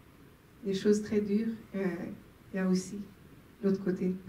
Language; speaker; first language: French; non-native, local second language; Swedish